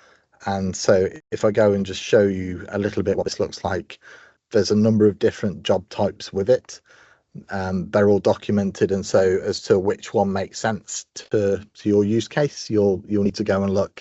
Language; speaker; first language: English; native; English